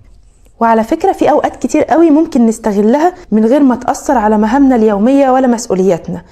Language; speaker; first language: Arabic; native; Arabic